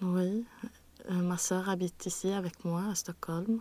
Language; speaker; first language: French; non-native, learner; Swedish